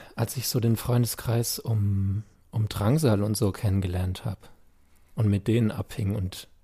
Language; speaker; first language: German; native; German